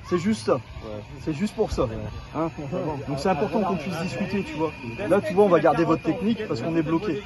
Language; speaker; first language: French; native; French